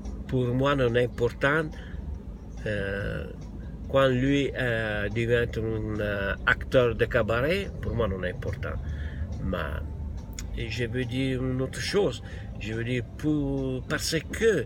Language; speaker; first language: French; non-native, learner; Italian